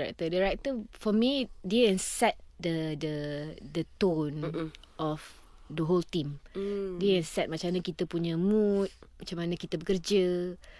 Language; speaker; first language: Malay; native; Malay